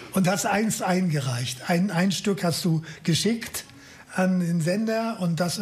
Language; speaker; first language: German; native; German